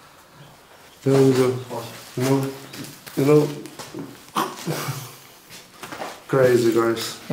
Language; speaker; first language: English; non-native, learner; Ukrainian